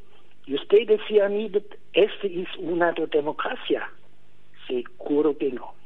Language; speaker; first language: Spanish; non-native, learner; German